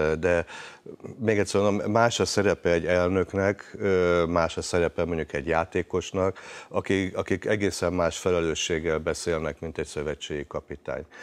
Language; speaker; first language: Hungarian; native; Hungarian